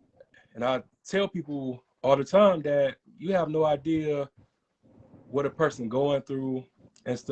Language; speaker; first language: English; native; English